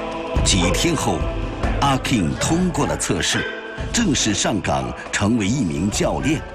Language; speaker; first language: Chinese; native; Chinese